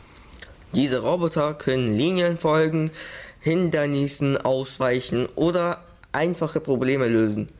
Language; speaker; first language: German; early bilingual, other home language; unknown